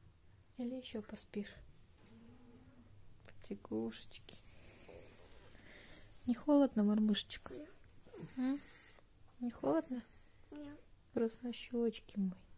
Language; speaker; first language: Russian; native; Russian